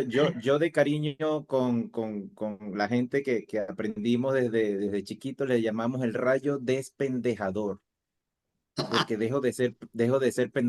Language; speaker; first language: Spanish; native; Spanish